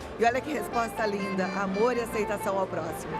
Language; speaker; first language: Portuguese; native; Portuguese